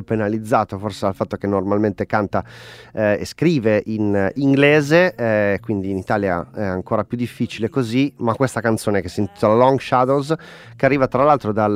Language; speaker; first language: Italian; native; Italian